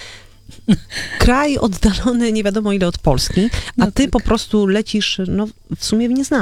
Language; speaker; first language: Polish; native; Polish